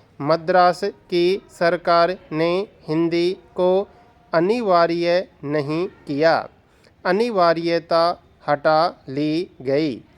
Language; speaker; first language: Hindi; native; Hindi